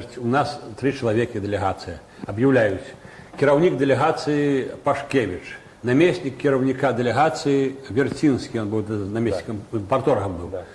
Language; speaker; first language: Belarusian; native; Belarusian